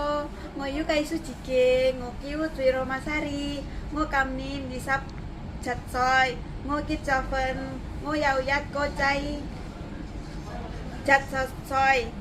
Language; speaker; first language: Cantonese; non-native, learner; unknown